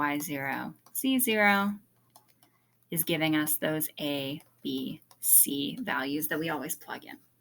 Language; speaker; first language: English; native; English